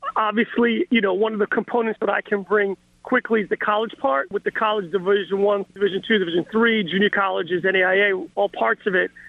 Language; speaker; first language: English; native; English